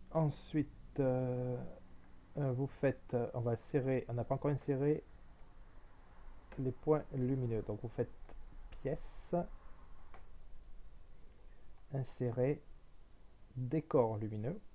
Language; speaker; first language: French; native; French